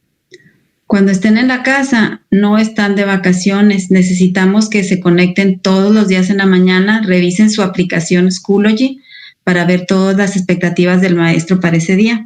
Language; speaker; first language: Spanish; native; Spanish